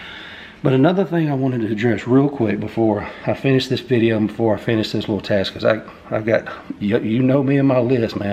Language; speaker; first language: English; native; English